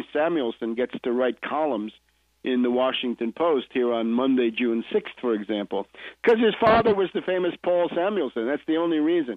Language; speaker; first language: English; native; English